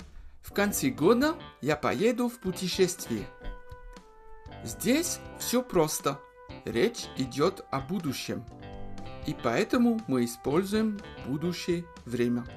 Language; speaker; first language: Russian; non-native, fluent; French